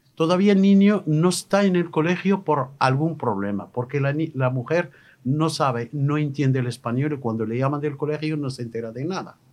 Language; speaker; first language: Spanish; non-native, fluent; Arabic